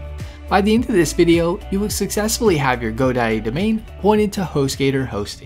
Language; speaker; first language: English; native; English